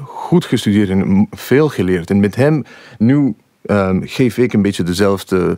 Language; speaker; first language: Dutch; non-native, fluent; English